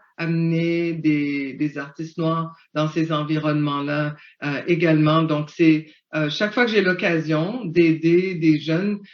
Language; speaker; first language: French; early bilingual, other home language; Haitian Creole